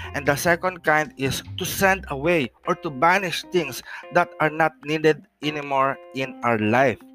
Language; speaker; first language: English; non-native, local second language; Filipino